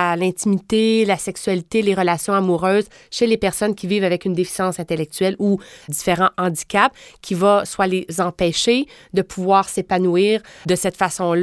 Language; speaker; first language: French; native; French